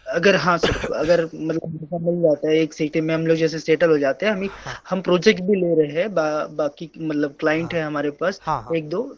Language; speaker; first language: Hindi; native; Hindi